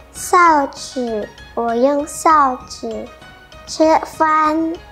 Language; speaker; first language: Chinese; non-native, learner; Indonesian